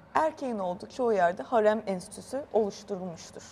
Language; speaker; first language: Turkish; native; Turkish